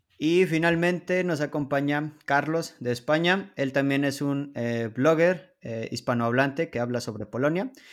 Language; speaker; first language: Spanish; native; Spanish